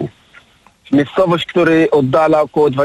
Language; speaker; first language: Polish; non-native, learner; Arabic